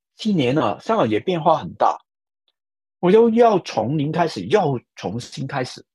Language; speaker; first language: Chinese; non-native, fluent; Cantonese